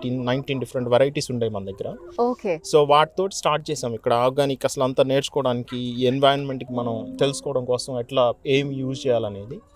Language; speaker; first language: Telugu; native; Telugu